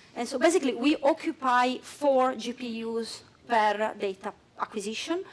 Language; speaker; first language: English; non-native, fluent; Italian